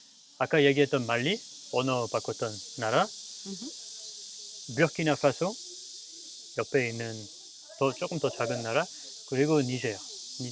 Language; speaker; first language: Korean; non-native, fluent; French